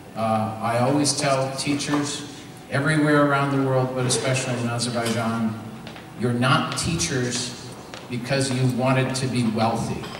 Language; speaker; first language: English; native; English